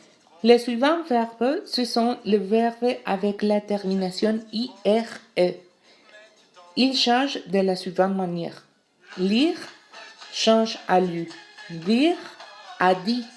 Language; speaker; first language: French; non-native, learner; Spanish